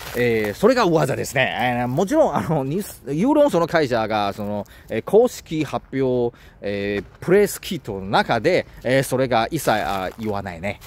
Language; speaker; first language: Japanese; non-native, learner; Chinese